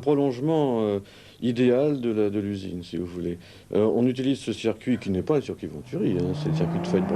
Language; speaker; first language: French; native; French